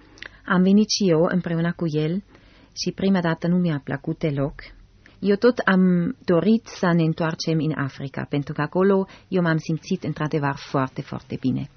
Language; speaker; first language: Romanian; non-native, fluent; German